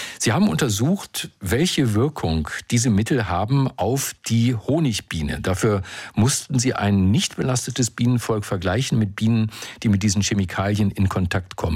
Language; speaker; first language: German; native; German